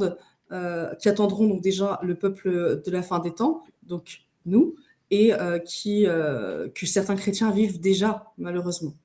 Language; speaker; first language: French; native; French